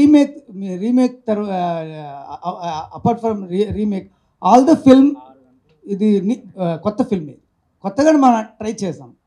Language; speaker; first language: Telugu; non-native, learner; Tamil